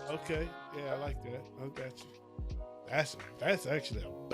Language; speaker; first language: English; native; English